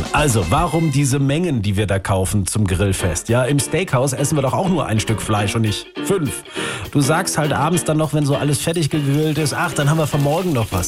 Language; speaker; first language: German; native; German